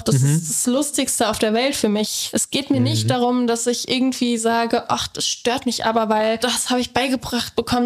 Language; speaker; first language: German; native; German